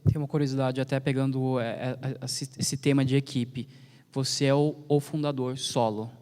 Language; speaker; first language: Portuguese; native; Portuguese